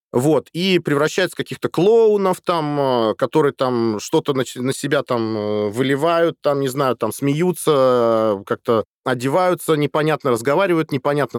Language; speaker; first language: Russian; native; Russian